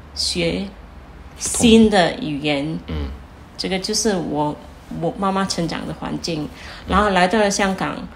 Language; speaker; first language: Chinese; non-native, local second language; Min Nan Chinese